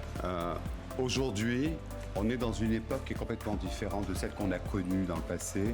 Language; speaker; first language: French; native; French